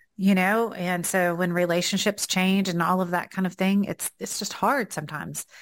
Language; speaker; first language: English; native; English